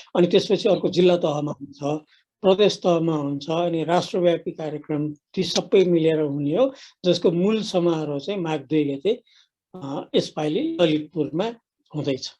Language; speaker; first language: Nepali; native; Nepali